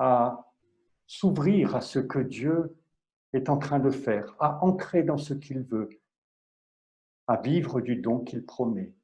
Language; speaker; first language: French; native; French